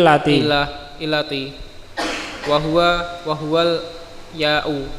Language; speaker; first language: Arabic; non-native, fluent; Indonesian